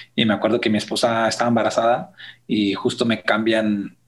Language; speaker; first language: Spanish; early bilingual, heritage; Spanish